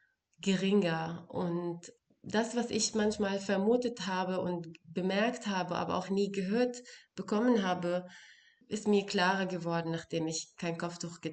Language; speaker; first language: German; non-native, fluent; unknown